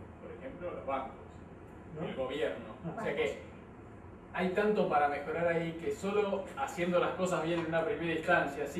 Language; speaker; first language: Spanish; native; Spanish